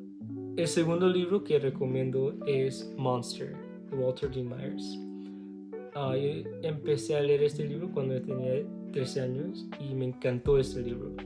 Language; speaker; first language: Spanish; non-native, learner; English